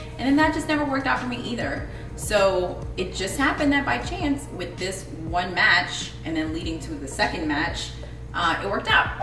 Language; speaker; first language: English; early bilingual, other home language; Spanish